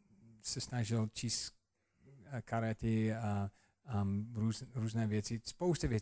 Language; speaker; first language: Czech; non-native, fluent; English